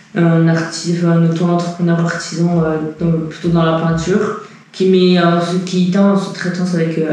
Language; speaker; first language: French; early bilingual, heritage; French